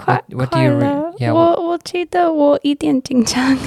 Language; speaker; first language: Chinese; non-native, learner; English